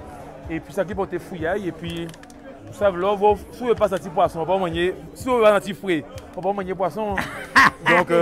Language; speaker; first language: French; non-native, local second language; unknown